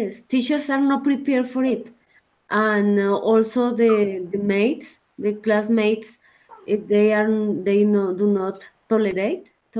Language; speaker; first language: English; non-native, learner; Spanish